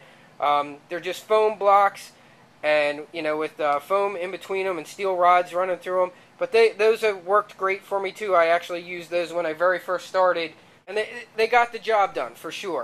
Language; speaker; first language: English; native; English